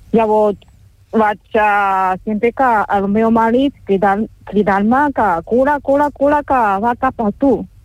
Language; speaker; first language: Catalan; non-native, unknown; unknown